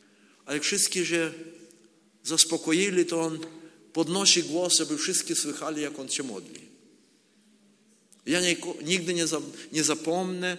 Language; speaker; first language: Polish; non-native, learner; Ukrainian